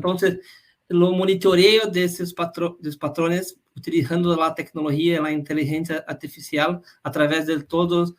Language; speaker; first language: Spanish; non-native, fluent; Portuguese